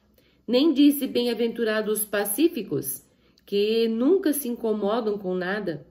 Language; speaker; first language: Portuguese; native; Portuguese